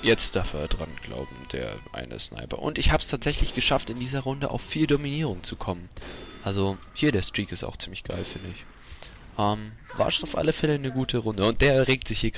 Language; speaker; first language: German; native; German